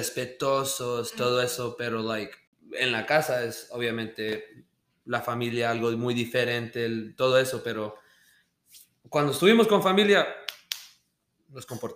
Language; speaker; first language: Spanish; early bilingual, heritage; Spanish